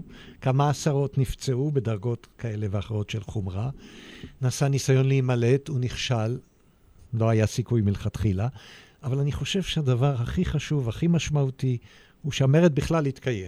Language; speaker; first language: Hebrew; native; Hebrew